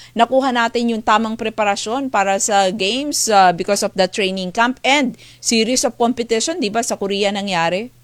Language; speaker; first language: Filipino; native; Filipino